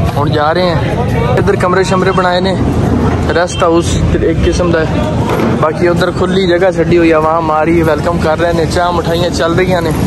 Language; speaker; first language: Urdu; non-native, local second language; Punjabi